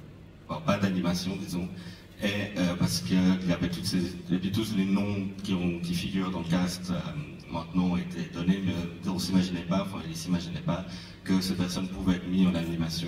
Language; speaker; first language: French; native; French